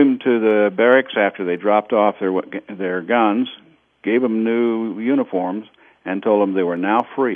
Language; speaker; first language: English; native; English